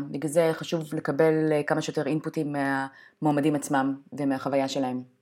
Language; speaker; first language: Hebrew; native; Hebrew